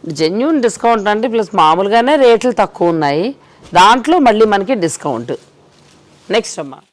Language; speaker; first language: Telugu; native; Telugu